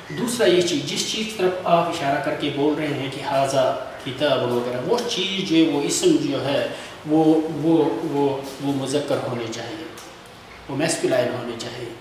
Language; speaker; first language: Urdu; non-native, local second language; Kashmiri